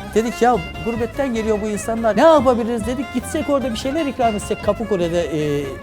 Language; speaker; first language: Turkish; native; Turkish